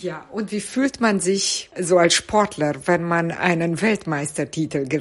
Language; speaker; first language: German; native; German